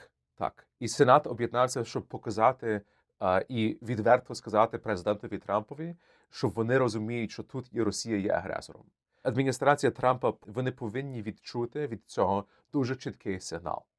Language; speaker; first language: Ukrainian; early bilingual, heritage; Ukrainian